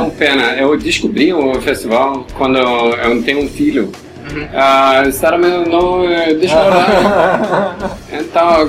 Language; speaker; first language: Portuguese; non-native, learner; Norwegian